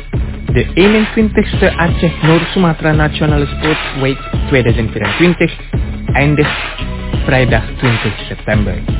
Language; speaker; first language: Dutch; non-native, fluent; Indonesian